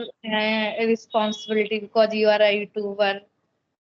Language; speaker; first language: English; non-native, local second language; Hindi